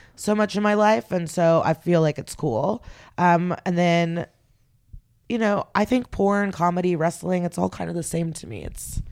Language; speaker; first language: English; early bilingual, other home language; Russian